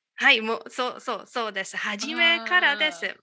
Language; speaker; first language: Japanese; non-native, fluent; Hungarian